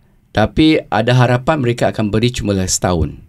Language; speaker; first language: Malay; native; Malay